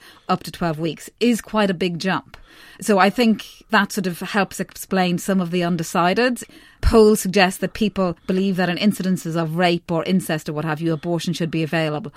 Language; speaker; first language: English; native; English